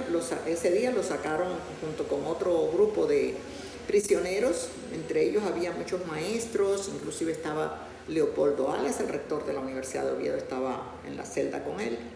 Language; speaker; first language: Spanish; native; Spanish